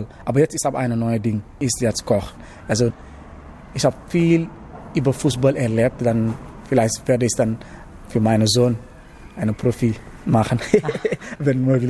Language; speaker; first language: German; non-native, learner; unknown